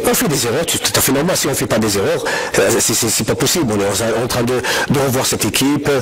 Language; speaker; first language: French; non-native, local second language; Arabic